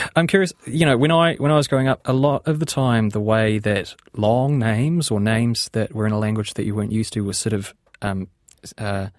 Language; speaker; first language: English; native; English